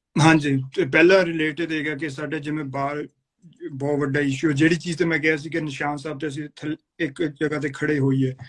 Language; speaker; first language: Punjabi; early bilingual, heritage; Punjabi